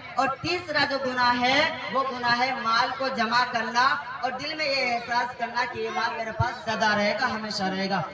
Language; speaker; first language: Urdu; non-native, local second language; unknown